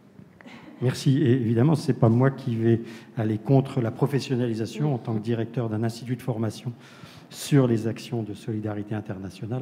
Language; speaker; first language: French; native; French